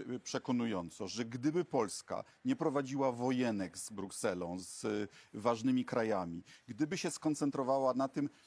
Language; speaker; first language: Polish; native; Polish